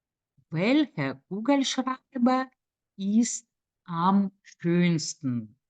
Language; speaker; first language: German; non-native, fluent; Lithuanian